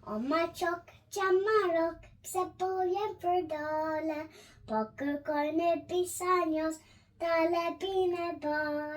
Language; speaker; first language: Albanian; early bilingual, heritage; Albanian